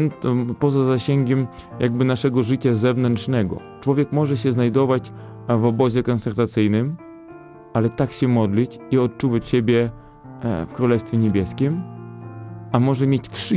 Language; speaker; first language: Polish; non-native, fluent; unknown